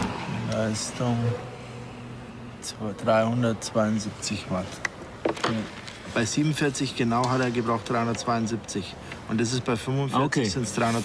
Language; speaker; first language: German; native; German